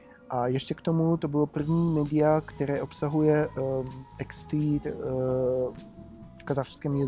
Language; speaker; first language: Czech; non-native, fluent; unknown